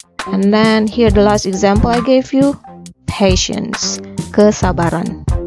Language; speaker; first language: English; non-native, fluent; Indonesian